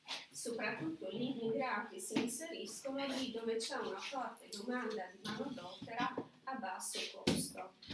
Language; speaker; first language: Italian; non-native, fluent; Albanian